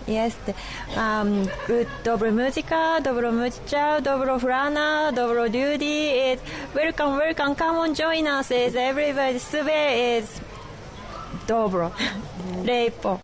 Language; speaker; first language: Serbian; non-native, learner; Japanese